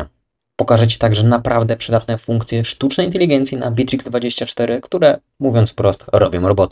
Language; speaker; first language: Polish; native; Polish